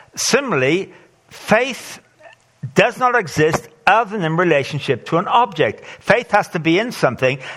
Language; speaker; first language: English; native; English